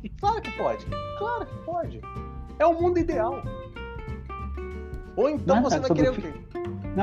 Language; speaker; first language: Portuguese; native; Portuguese